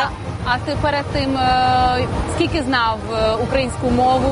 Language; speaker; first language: Ukrainian; non-native, fluent; Hungarian